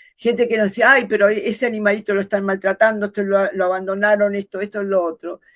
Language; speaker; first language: Spanish; native; Spanish